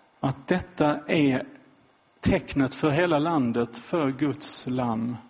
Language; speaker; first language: Swedish; non-native, fluent; German